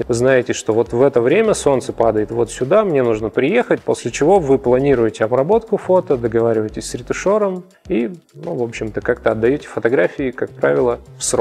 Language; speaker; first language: Russian; native; Russian